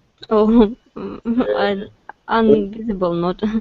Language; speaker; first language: English; non-native, learner; Russian